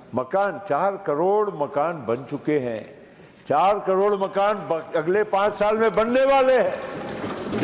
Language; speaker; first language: Hindi; non-native, local second language; Gujarati